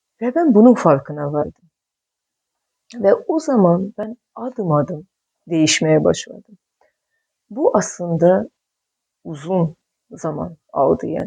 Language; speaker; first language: Turkish; non-native, fluent; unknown